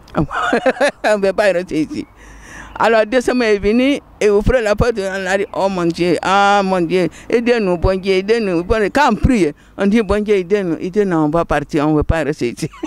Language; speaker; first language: French; non-native, local second language; Mandingo